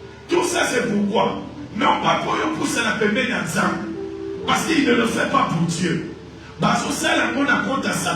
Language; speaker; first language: French; non-native, local second language; Lingala